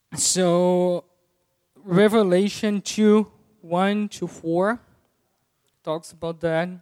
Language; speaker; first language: English; non-native, fluent; Portuguese